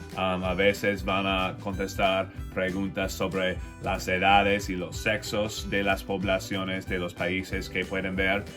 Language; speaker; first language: Spanish; non-native, fluent; English